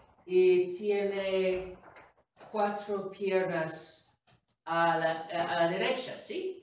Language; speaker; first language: Spanish; non-native, fluent; English